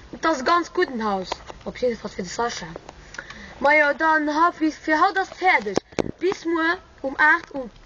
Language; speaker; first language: German; non-native, local second language; Luxembourgish